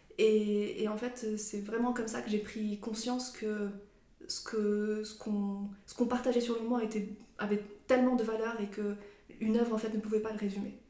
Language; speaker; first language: French; non-native, local second language; Arabic